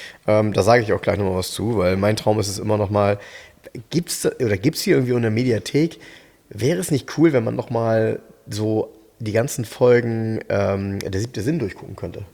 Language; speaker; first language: German; native; German